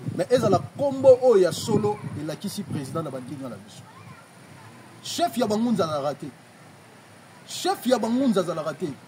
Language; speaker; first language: Lingala; non-native, local second language; Kongo